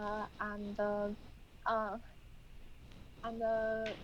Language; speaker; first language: English; non-native, learner; Chinese